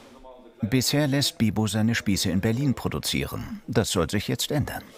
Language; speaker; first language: German; native; German